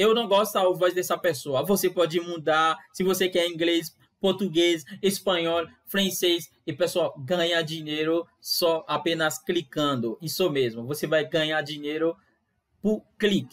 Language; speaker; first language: Portuguese; non-native, fluent; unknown